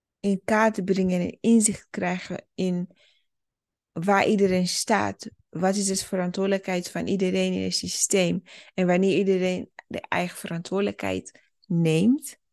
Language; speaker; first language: Dutch; early bilingual, other home language; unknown